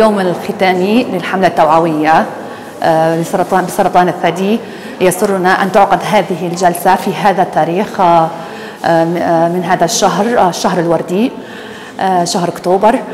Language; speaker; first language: Arabic; native; Arabic